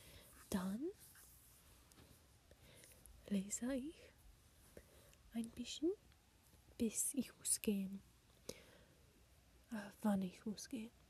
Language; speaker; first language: German; non-native, learner; English